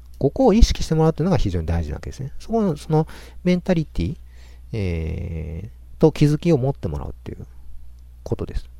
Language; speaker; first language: Japanese; native; Japanese